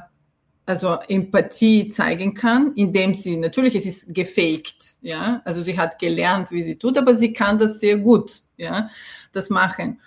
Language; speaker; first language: German; non-native, fluent; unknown